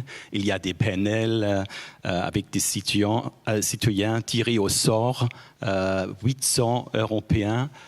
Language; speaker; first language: French; non-native, fluent; German